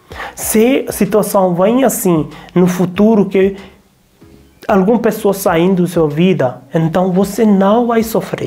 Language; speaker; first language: Portuguese; non-native, learner; Hindi